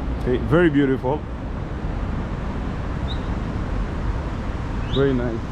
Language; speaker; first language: English; non-native, fluent; French